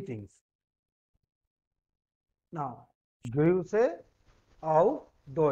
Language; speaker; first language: German; non-native, fluent; Hindi